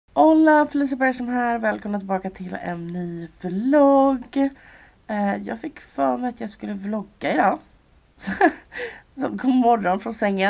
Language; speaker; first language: Swedish; native; Swedish